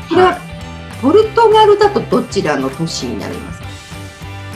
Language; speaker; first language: Japanese; native; Japanese